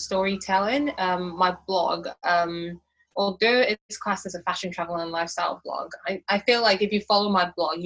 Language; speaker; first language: English; non-native, local second language; Igbo